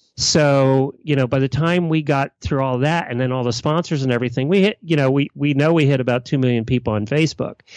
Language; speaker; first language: English; native; English